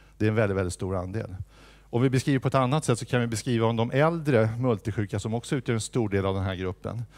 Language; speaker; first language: Swedish; native; Swedish